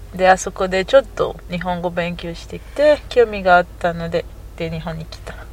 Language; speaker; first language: Japanese; non-native, fluent; Fon